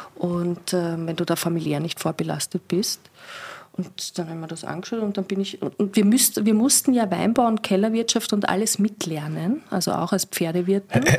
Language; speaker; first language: German; native; German